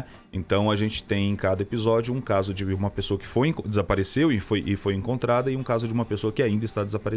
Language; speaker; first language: Portuguese; native; Portuguese